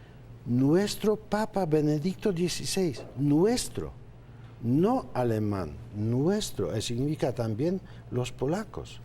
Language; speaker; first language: Spanish; non-native, fluent; Polish